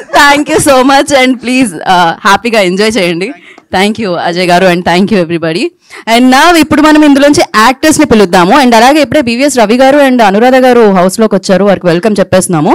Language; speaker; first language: Telugu; native; Telugu